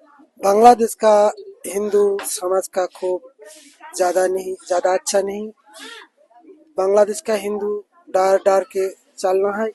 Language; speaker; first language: Hindi; non-native, learner; Bangla